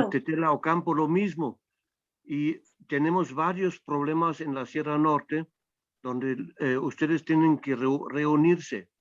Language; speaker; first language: Spanish; non-native, fluent; German